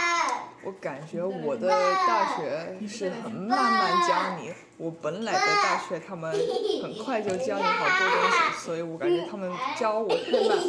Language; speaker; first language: Chinese; non-native, learner; English